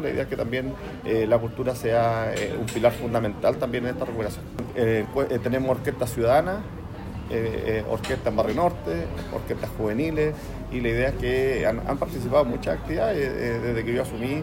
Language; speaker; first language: Spanish; native; Spanish